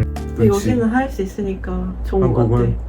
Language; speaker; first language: Korean; non-native, fluent; Japanese